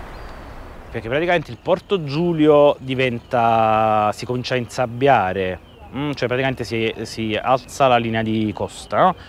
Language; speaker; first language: Italian; native; Italian